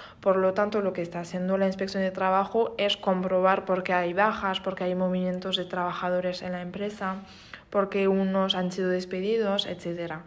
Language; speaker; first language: Spanish; non-native, fluent; French